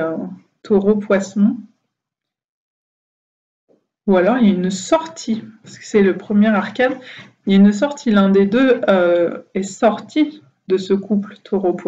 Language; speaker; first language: French; native; French